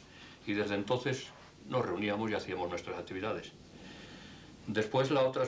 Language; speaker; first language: Spanish; native; Spanish